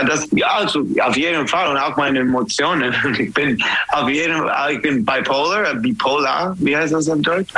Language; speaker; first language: German; non-native, fluent; English